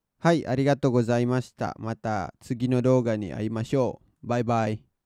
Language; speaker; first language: Japanese; non-native, fluent; Indonesian